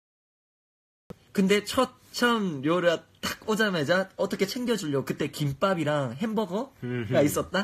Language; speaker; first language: Korean; native; Korean